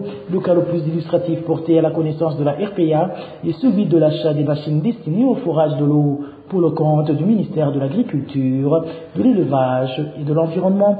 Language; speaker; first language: French; non-native, local second language; Rundi